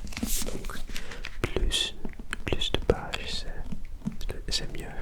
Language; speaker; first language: French; non-native, learner; Dutch